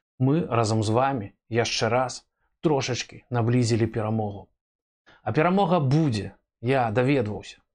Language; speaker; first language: Belarusian; native; Belarusian